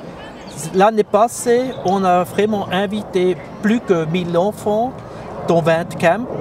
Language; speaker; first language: French; non-native, fluent; German